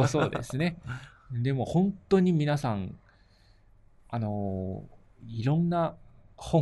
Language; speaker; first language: Japanese; native; Japanese